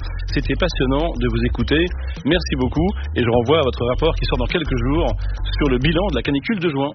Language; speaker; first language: French; native; French